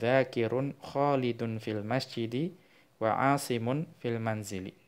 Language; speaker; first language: Arabic; non-native, fluent; Indonesian